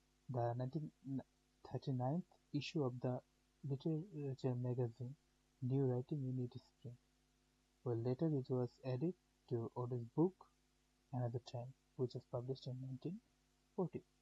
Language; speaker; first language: English; non-native, local second language; Bangla